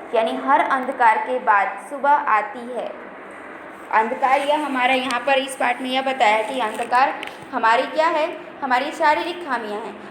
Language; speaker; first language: Hindi; non-native, local second language; Gujarati